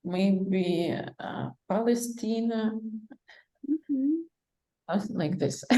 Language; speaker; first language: English; non-native, learner; Russian